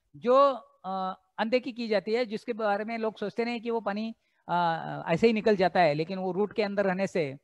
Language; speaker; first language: Hindi; non-native, local second language; Marathi